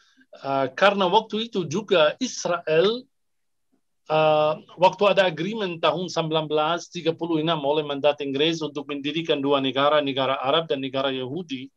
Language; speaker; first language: Indonesian; non-native, fluent; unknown